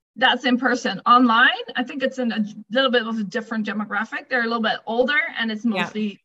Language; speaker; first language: English; non-native, fluent; Dutch